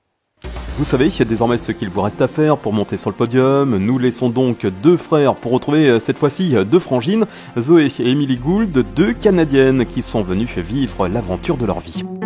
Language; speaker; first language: French; native; French